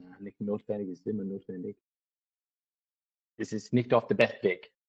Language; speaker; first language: German; non-native, learner; English